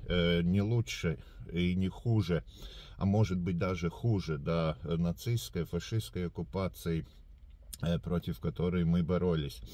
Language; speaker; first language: Russian; non-native, local second language; Latvian